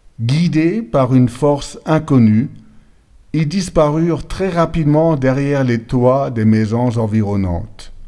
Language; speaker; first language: French; native; French